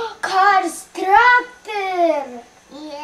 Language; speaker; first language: Russian; early bilingual, heritage; Russian